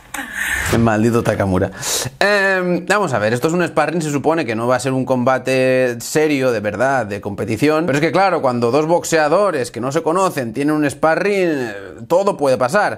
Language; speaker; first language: Spanish; native; Spanish